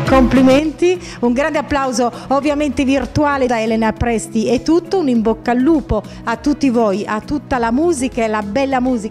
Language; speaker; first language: Italian; native; Italian